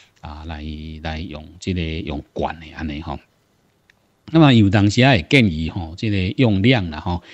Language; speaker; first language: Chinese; non-native, local second language; Min Nan Chinese